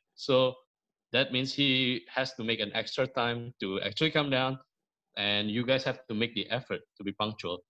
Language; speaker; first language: English; early bilingual, other home language; Indonesian